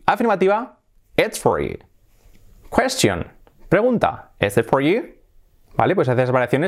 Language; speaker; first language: English; non-native, fluent; Spanish